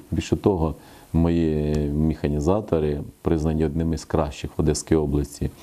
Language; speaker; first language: Ukrainian; native; Ukrainian